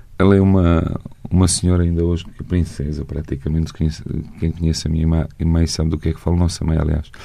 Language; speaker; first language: Portuguese; non-native, fluent; Bosnian